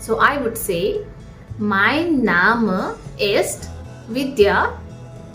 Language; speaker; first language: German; non-native, fluent; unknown